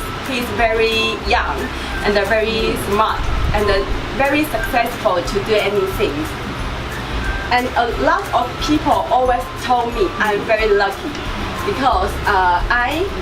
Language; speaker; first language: English; non-native, learner; Chinese